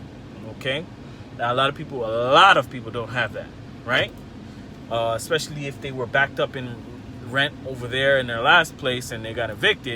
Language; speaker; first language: English; native; English